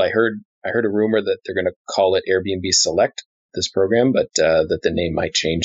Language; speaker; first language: English; native; English